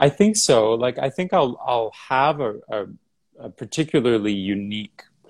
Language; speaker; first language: English; native; English